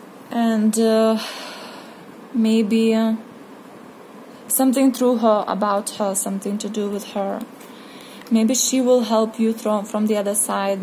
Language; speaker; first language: English; non-native, fluent; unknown